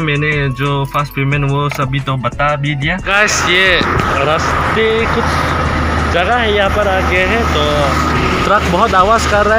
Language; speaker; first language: Hindi; non-native, learner; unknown